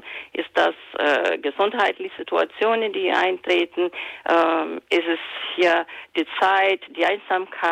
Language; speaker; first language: German; non-native, fluent; Portuguese